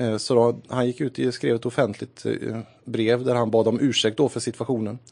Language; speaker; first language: Swedish; native; Swedish